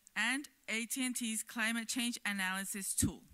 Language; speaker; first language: English; native; English